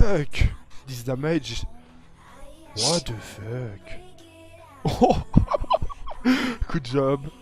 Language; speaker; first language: English; non-native, learner; French